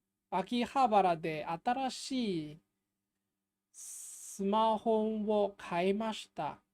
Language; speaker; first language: Japanese; non-native, learner; English